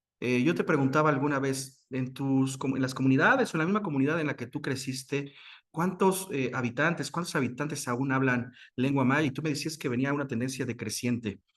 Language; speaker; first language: Spanish; native; Spanish